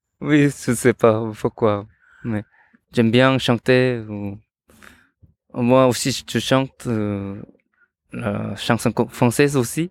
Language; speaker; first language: French; non-native, learner; Korean